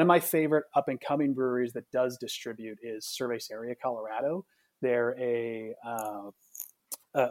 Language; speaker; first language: English; native; English